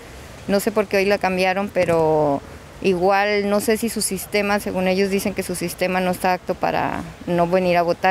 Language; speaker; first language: Spanish; native; Spanish